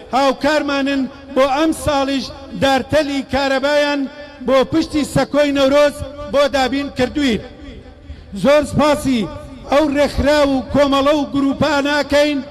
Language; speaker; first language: Central Kurdish; native; Central Kurdish